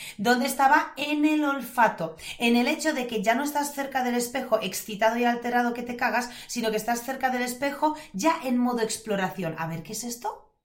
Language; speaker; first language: Spanish; non-native, fluent; Polish